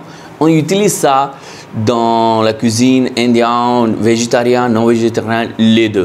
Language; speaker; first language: French; non-native, fluent; Hindi